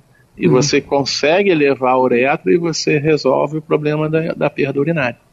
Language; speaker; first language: Portuguese; native; Portuguese